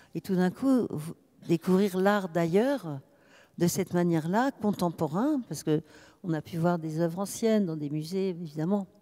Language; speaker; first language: French; native; French